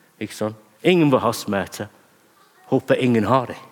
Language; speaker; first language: Norwegian; non-native, fluent; English